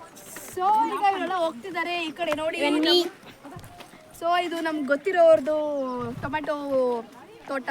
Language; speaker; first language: Kannada; native; Kannada